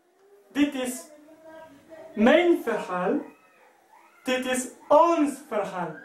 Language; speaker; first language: Dutch; non-native, learner; Spanish